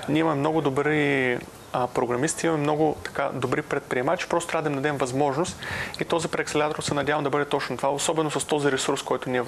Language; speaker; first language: Bulgarian; native; Bulgarian